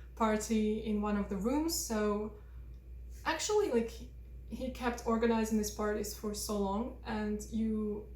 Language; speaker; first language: English; non-native, fluent; Russian